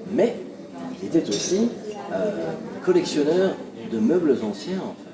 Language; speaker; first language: French; native; French